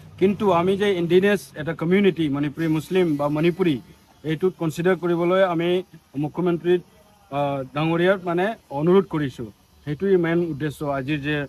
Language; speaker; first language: Assamese; non-native, local second language; Manipuri